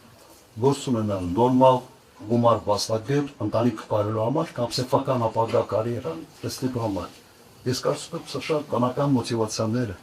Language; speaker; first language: Armenian; native; Armenian